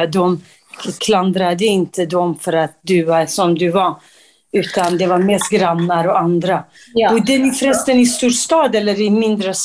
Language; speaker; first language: Swedish; non-native, fluent; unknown